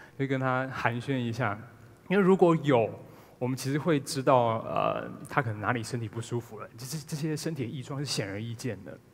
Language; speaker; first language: Chinese; native; Chinese